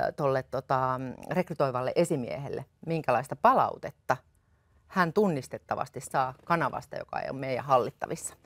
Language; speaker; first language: Finnish; native; Finnish